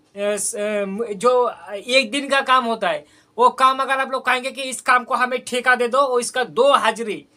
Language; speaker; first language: Hindi; non-native, local second language; Bangla